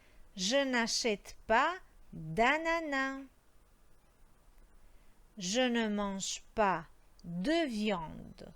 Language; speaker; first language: French; non-native, fluent; Croatian